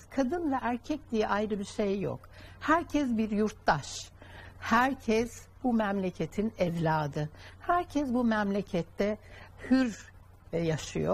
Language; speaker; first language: Turkish; native; Turkish